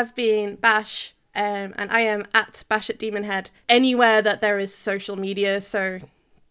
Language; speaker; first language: English; native; English